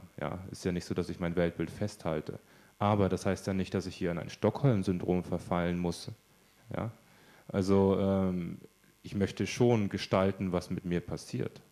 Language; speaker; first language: German; native; German